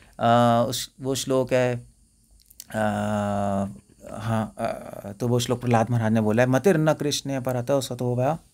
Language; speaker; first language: Hindi; native; Hindi